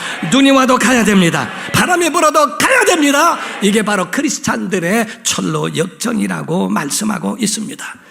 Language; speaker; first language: Korean; native; Korean